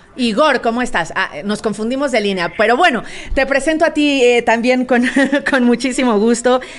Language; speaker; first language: Spanish; native; Spanish